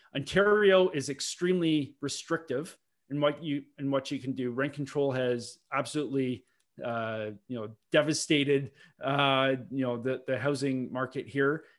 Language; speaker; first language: English; native; English